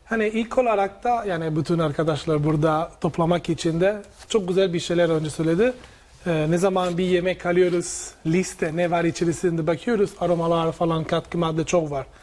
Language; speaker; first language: Turkish; non-native, learner; Italian